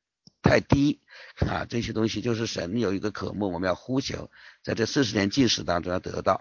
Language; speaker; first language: Chinese; native; Chinese